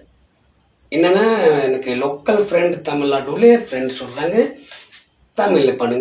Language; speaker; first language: Tamil; non-native, learner; Hindi